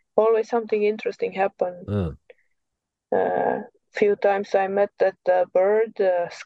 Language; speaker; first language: English; non-native, learner; Serbian